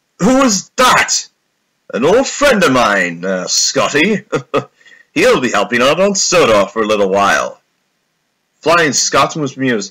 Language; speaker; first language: English; native; English